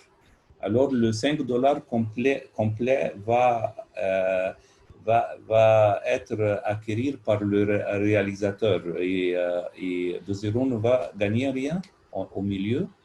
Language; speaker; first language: French; non-native, learner; Arabic